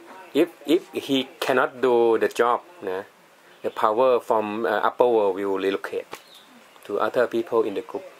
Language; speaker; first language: English; non-native, learner; Thai